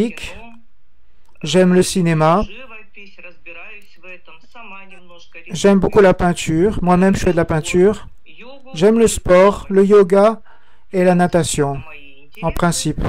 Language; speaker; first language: French; non-native, fluent; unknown